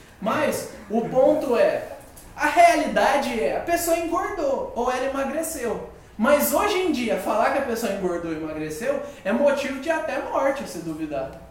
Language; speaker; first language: Portuguese; native; Portuguese